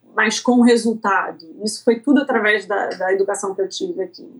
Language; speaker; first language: Portuguese; native; Portuguese